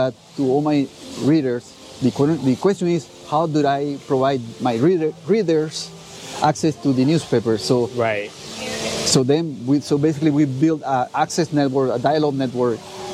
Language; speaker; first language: English; non-native, fluent; Spanish